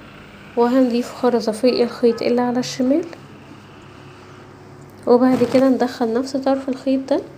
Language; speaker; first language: Arabic; native; Arabic